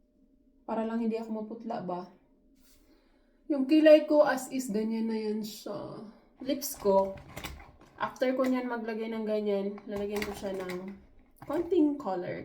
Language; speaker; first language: Filipino; non-native, local second language; Cebuano